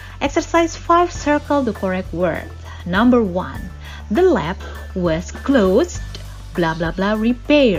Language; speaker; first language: English; non-native, fluent; Indonesian